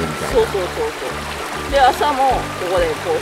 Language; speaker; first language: Japanese; native; Japanese